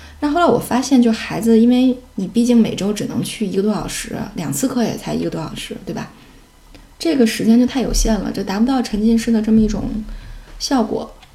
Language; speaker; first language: Chinese; native; Chinese